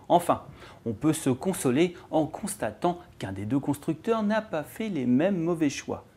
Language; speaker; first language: French; native; French